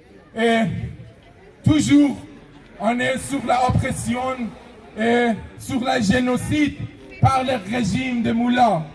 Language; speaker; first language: French; non-native, learner; Persian